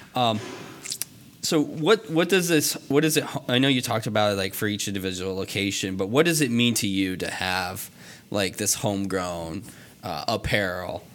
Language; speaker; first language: English; native; English